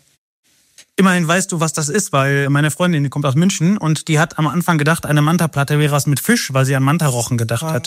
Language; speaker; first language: German; native; German